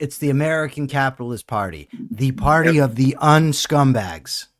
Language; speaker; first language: English; native; English